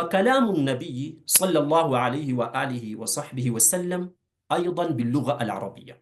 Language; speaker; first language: Arabic; non-native, fluent; Urdu